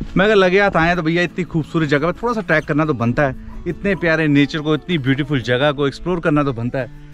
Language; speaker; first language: Hindi; native; Hindi